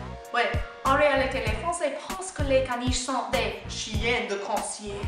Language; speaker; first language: French; non-native, learner; English